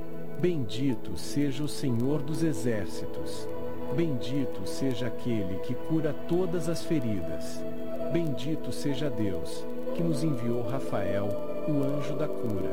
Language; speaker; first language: Portuguese; native; Portuguese